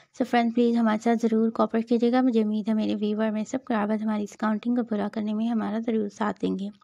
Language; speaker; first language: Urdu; native; Urdu